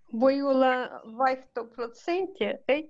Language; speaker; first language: Finnish; non-native, learner; Russian